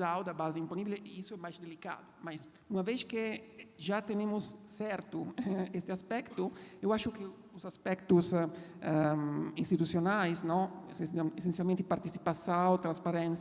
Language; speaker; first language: Portuguese; non-native, fluent; Italian